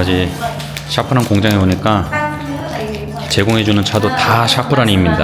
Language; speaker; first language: Korean; native; Korean